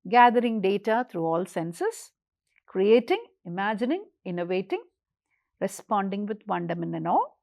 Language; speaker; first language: English; non-native, local second language; Malayalam